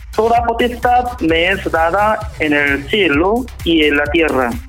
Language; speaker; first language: Spanish; non-native, learner; Korean